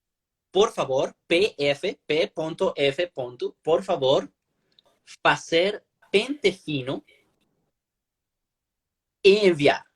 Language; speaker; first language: Portuguese; non-native, learner; Spanish